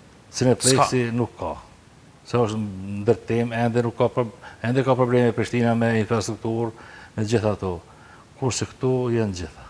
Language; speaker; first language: Albanian; native; Albanian